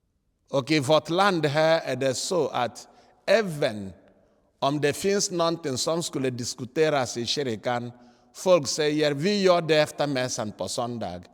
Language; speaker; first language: Swedish; non-native, fluent; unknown